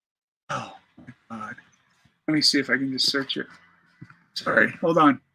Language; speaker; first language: English; native; English